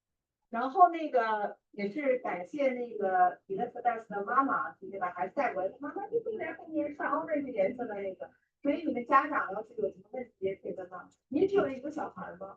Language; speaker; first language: Chinese; native; Chinese